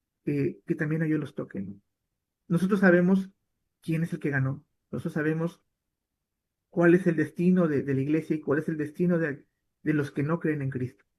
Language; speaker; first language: Spanish; native; Spanish